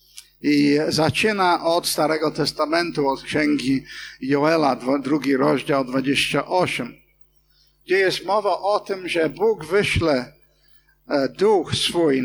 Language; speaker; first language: Polish; non-native, fluent; English